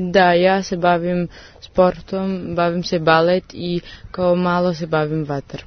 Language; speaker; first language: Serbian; early bilingual, heritage; Serbian